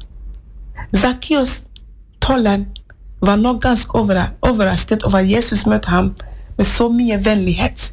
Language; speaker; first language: Norwegian; non-native, fluent; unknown